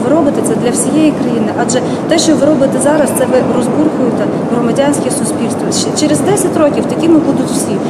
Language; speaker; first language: Ukrainian; native; Ukrainian